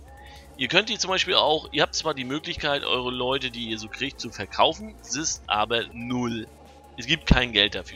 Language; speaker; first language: German; native; German